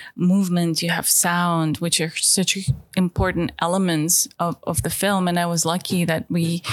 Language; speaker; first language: English; non-native, fluent; Russian